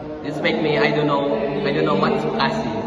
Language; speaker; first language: English; non-native, learner; Indonesian